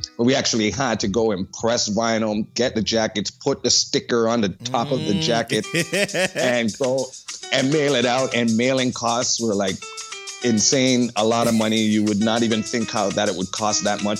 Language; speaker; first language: English; native; English